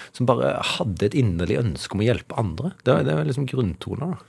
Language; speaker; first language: Norwegian; native; Norwegian